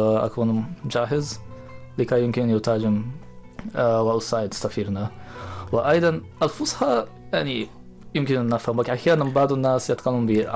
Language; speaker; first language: Arabic; non-native, fluent; Japanese